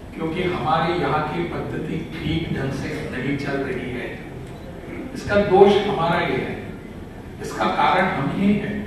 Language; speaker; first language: Hindi; non-native, local second language; Konkani